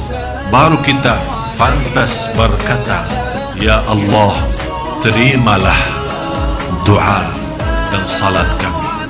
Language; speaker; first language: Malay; non-native, fluent; Arabic